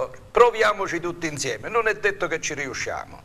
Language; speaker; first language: Italian; native; Italian